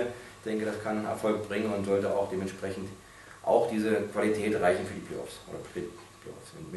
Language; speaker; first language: German; native; German